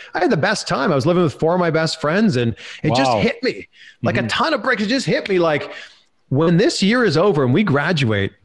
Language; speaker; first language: English; native; English